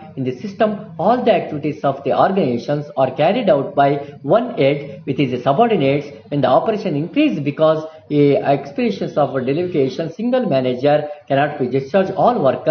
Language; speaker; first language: English; non-native, local second language; Kannada